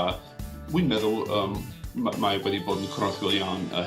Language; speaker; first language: Welsh; non-native, fluent; English